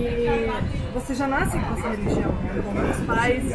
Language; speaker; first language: Portuguese; early bilingual, heritage; Portuguese